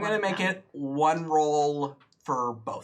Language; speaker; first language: English; native; English